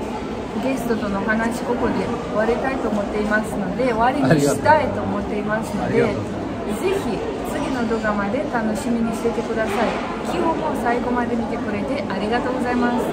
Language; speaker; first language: Japanese; non-native, fluent; Romanian